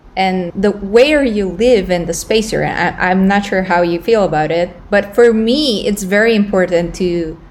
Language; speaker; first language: English; non-native, fluent; Romanian